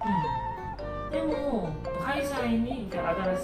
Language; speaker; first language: Japanese; non-native, learner; Korean